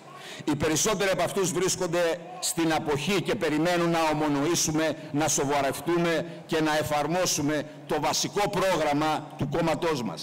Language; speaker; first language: Greek; native; Greek